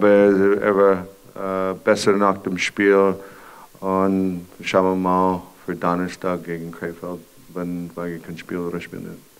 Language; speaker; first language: German; non-native, fluent; English